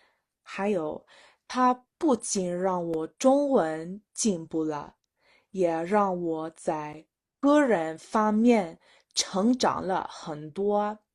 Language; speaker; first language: Chinese; non-native, fluent; English